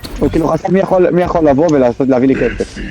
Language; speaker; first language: Hebrew; native; Hebrew